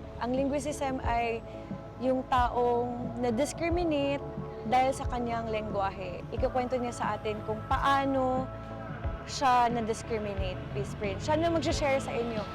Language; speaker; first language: Filipino; non-native, local second language; Cebuano